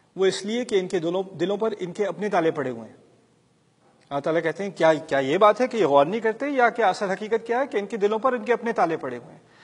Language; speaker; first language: Urdu; early bilingual, heritage; Urdu